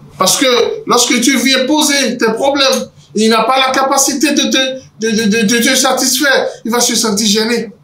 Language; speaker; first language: French; non-native, local second language; Yoruba